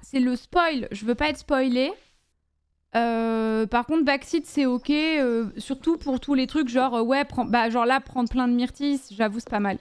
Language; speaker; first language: French; native; French